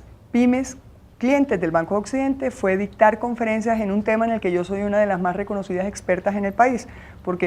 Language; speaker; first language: Spanish; native; Spanish